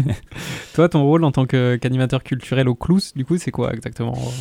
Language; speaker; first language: French; native; French